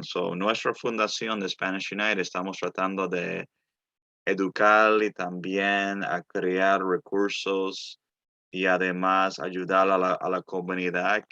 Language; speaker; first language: Spanish; early bilingual, heritage; Spanish